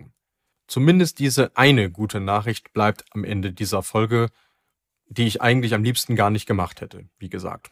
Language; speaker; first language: German; native; German